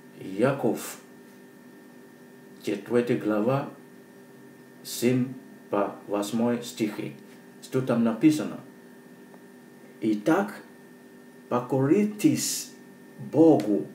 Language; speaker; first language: Russian; non-native, learner; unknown